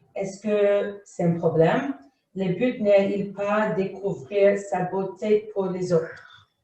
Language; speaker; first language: French; non-native, learner; English